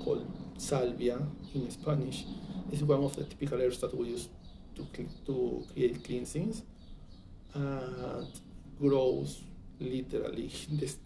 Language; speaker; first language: English; non-native, fluent; Spanish